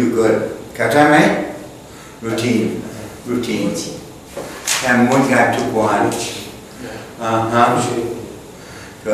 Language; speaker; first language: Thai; non-native, learner; English